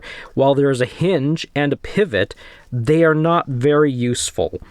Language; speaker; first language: English; native; English